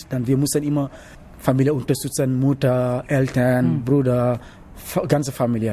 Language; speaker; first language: German; non-native, learner; Wolof